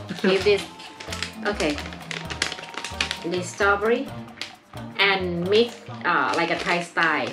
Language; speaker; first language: English; non-native, learner; Thai